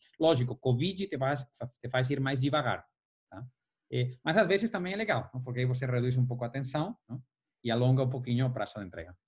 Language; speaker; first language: Portuguese; non-native, fluent; Spanish